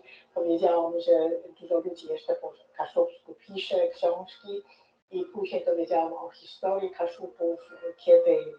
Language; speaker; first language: Polish; non-native, fluent; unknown